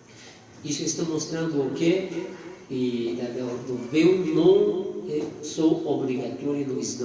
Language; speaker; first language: Portuguese; non-native, fluent; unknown